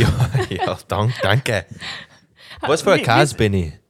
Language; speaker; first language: German; non-native, learner; English